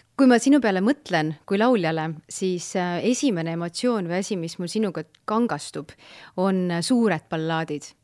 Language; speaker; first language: Estonian; native; Estonian